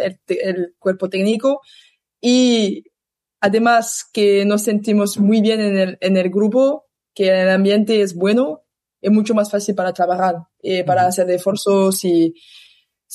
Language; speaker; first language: Spanish; non-native, learner; French